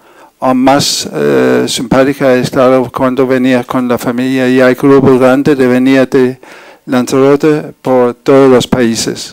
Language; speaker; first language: Spanish; non-native, fluent; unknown